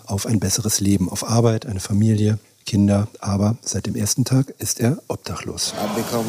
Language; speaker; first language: German; native; German